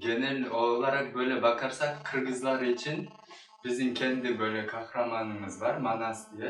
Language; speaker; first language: Turkish; non-native, learner; Kyrgyz